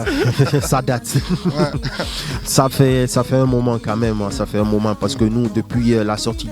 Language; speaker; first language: French; non-native, local second language; Fula